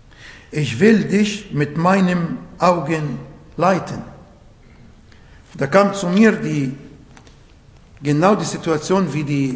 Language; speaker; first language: German; non-native, learner; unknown